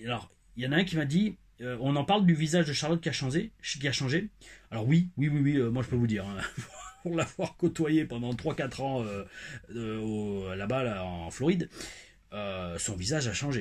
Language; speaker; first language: French; native; French